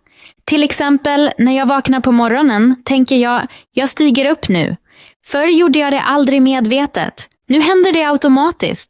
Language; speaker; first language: Swedish; non-native, fluent; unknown